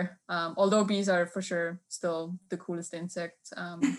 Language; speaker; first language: English; non-native, fluent; Swiss German